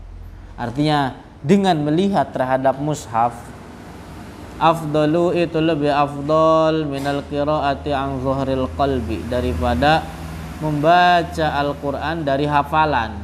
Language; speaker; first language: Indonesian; native; Indonesian